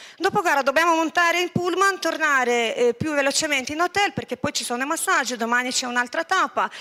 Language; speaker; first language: Italian; non-native, fluent; Lithuanian